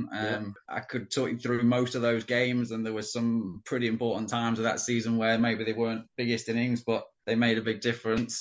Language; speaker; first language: English; native; English